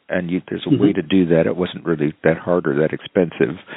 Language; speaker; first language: English; native; English